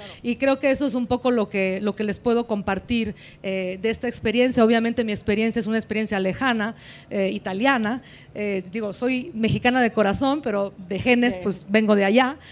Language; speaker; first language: Spanish; non-native, fluent; Italian